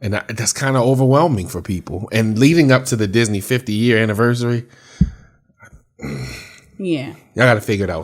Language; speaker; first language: English; native; English